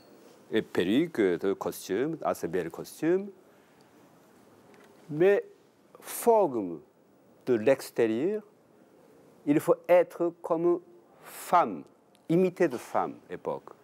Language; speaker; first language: French; non-native, learner; Japanese